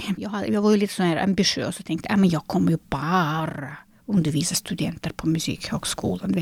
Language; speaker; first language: Swedish; non-native, fluent; Russian